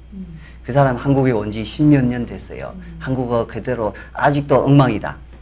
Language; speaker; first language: Korean; non-native, fluent; Chinese